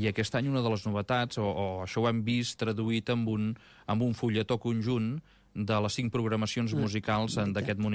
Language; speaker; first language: Catalan; native; Catalan